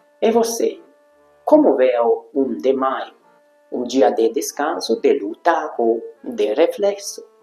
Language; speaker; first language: Portuguese; non-native, fluent; Hungarian